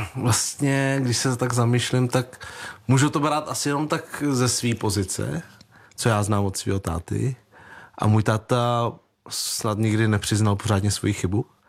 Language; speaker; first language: Czech; early bilingual, other home language; Vietnamese